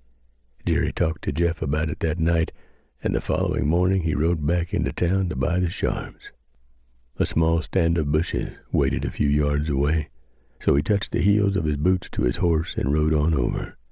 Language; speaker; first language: English; native; English